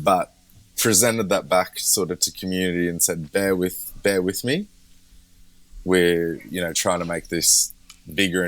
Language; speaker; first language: English; native; English